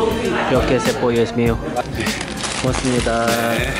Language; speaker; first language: Spanish; non-native, fluent; Korean